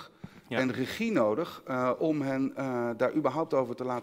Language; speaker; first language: Dutch; native; Dutch